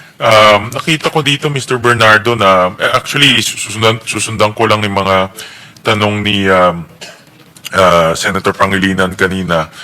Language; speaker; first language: Filipino; native; Filipino